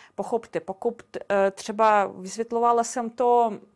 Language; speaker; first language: Czech; non-native, fluent; Russian